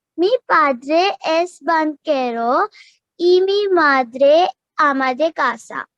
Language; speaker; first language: Spanish; non-native, learner; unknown